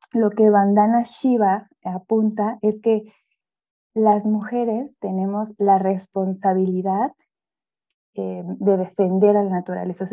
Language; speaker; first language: Spanish; native; Spanish